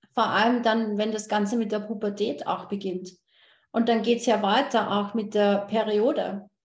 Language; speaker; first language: German; native; German